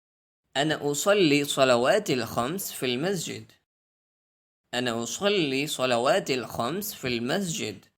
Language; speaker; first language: Arabic; non-native, fluent; Urdu